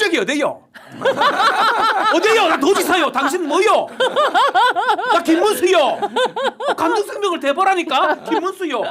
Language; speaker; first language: Korean; native; Korean